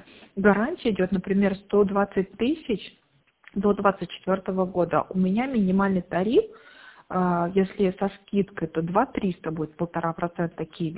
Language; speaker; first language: Russian; native; Russian